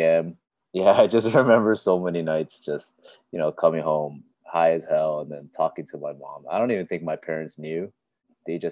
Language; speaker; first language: English; native; English